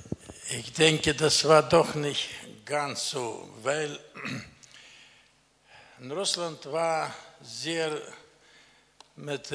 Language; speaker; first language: German; early bilingual, other home language; Russian